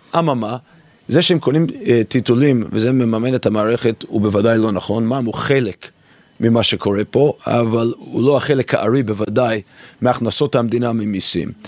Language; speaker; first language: Hebrew; non-native, fluent; English